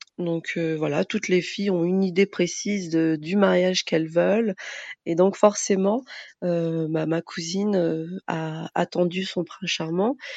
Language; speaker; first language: French; early bilingual, other home language; Arabic